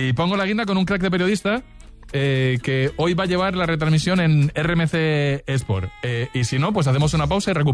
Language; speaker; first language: Spanish; native; Spanish